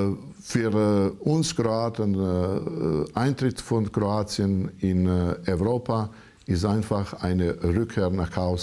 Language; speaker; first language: German; non-native, learner; Croatian